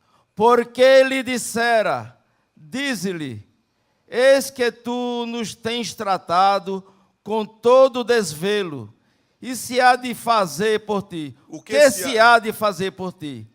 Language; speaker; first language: Portuguese; native; Portuguese